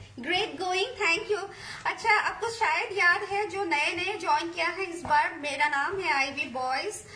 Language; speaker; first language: Hindi; non-native, local second language; Khasi